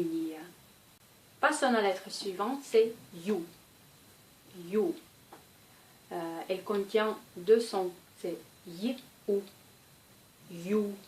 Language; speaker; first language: French; non-native, fluent; Russian